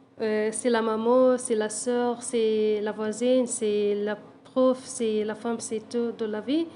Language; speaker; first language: French; non-native, learner; Arabic